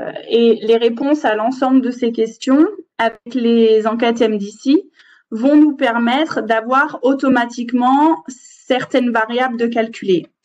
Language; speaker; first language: French; native; French